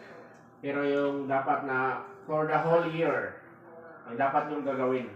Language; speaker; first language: Filipino; non-native, local second language; Cebuano